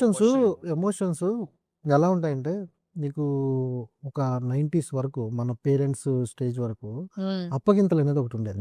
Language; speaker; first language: Telugu; native; Telugu